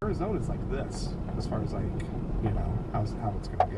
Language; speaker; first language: English; native; English